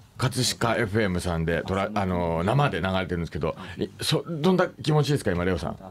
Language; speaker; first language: Japanese; native; Japanese